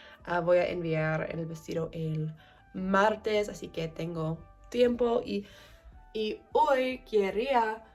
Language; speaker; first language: Spanish; non-native, learner; English